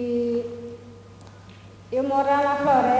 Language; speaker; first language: Portuguese; non-native, local second language; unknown